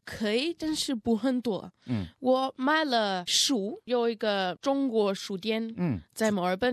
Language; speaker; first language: Chinese; non-native, learner; Russian